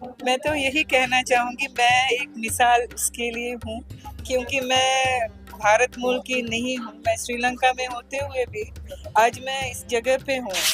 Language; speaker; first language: Hindi; non-native, fluent; Sinhala